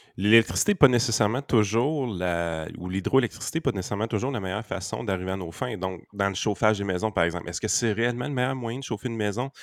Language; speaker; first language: French; native; French